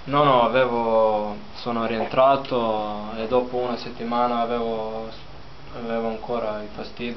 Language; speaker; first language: Italian; non-native, fluent; Slovenian